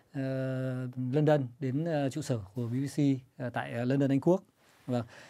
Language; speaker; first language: Vietnamese; native; Vietnamese